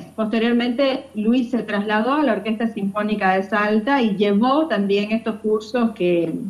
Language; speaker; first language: Spanish; native; Spanish